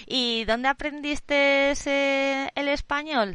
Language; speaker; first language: Spanish; native; Spanish